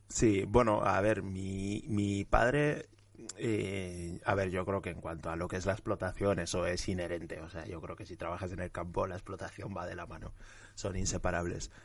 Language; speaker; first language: Spanish; early bilingual, other home language; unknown